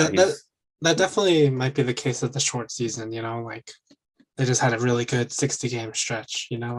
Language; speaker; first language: English; native; English